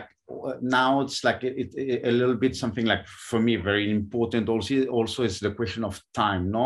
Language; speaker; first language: English; non-native, fluent; French